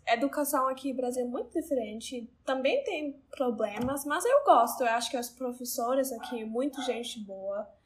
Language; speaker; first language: Portuguese; non-native, learner; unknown